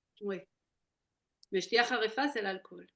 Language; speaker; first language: French; non-native, fluent; Hebrew